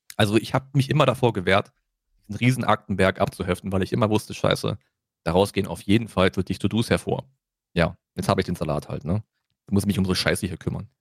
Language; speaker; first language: German; native; German